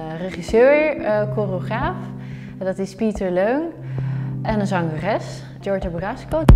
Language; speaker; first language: Dutch; non-native, fluent; Italian